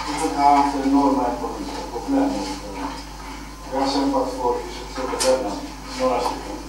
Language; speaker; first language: Swedish; non-native, fluent; Greek